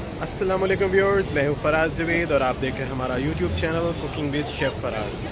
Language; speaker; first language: Urdu; native; Urdu